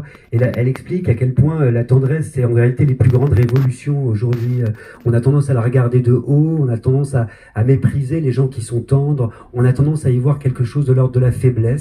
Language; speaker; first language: French; native; French